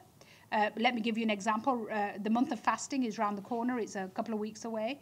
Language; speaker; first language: English; native; English